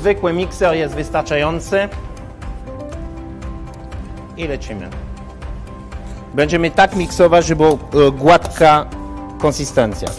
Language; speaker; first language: Polish; non-native, learner; French